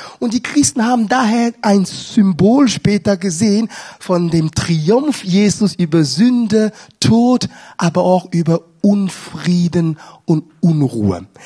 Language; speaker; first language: German; non-native, fluent; French